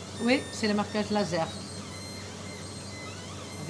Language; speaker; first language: French; non-native, fluent; Spanish